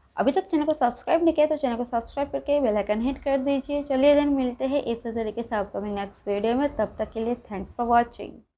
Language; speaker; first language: Hindi; non-native, local second language; Gujarati